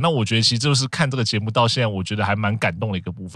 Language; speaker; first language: Chinese; native; Chinese